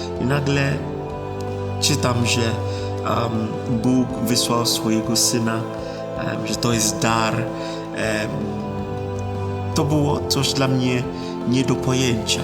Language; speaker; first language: Polish; non-native, fluent; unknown